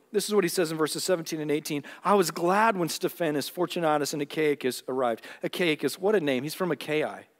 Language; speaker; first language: English; native; English